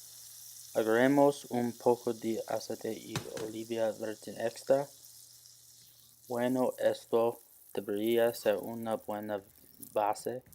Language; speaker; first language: Spanish; non-native, learner; English